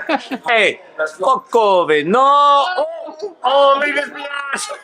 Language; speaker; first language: Italian; non-native, learner; English